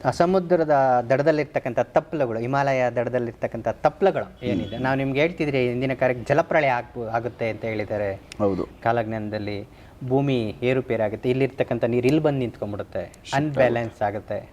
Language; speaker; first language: Kannada; native; Kannada